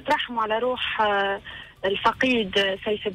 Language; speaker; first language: Arabic; native; Arabic